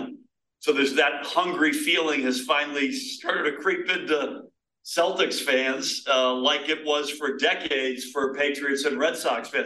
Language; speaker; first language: English; native; English